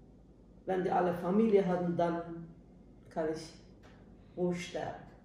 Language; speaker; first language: German; non-native, learner; Turkish